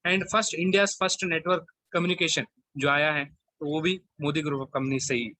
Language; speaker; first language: Hindi; non-native, local second language; Kannada